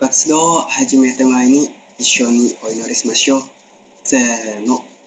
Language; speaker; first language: Japanese; non-native, learner; Indonesian